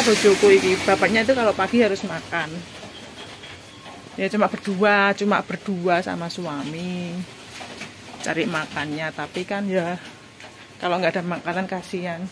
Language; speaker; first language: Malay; non-native, local second language; Javanese